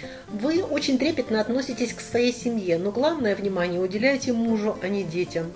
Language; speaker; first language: Russian; native; Russian